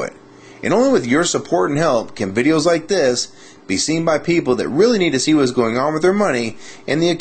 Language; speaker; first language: English; native; English